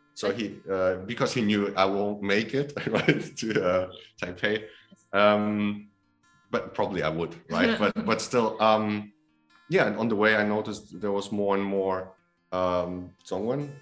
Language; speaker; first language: English; non-native, fluent; Polish